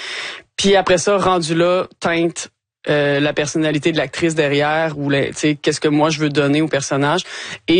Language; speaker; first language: French; native; French